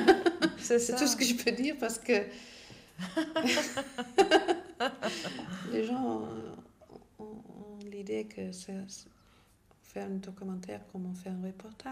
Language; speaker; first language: French; non-native, fluent; Dutch